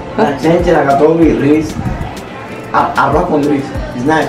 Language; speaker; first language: Russian; non-native, learner; Spanish